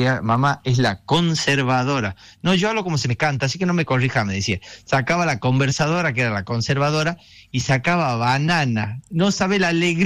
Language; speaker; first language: Spanish; native; Spanish